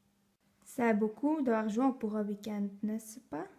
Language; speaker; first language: French; non-native, learner; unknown